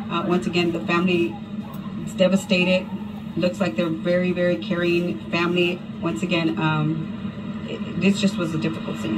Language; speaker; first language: English; early bilingual, other home language; Spanish